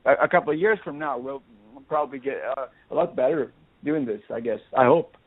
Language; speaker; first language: English; non-native, fluent; Swedish